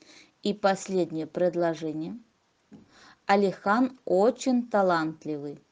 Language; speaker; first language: Russian; non-native, local second language; Kazakh